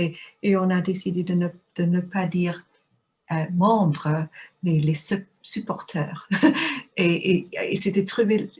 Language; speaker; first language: French; non-native, fluent; English